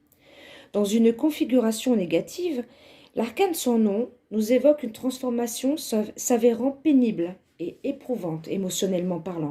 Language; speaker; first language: French; native; French